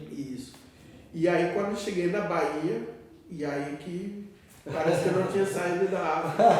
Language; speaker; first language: Portuguese; non-native, fluent; Wolof